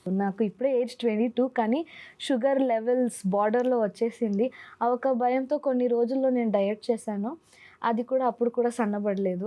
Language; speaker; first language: Telugu; non-native, local second language; Kannada